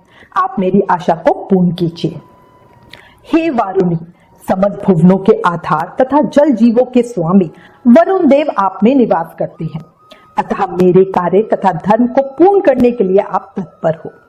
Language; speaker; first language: Hindi; native; Hindi